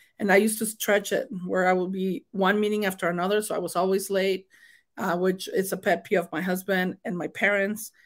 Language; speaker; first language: English; non-native, fluent; Spanish